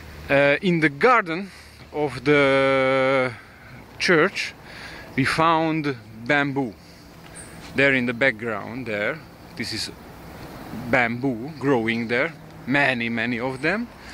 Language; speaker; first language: English; non-native, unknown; Hungarian